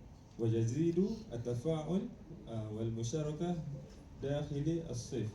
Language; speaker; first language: Arabic; non-native, learner; Malay